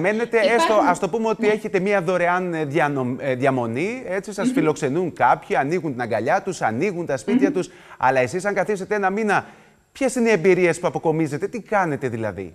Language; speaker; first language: Greek; native; Greek